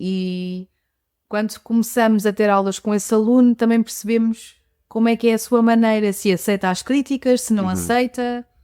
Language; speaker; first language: Portuguese; native; Portuguese